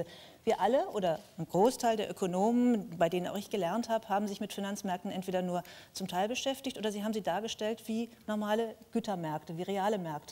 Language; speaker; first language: German; native; German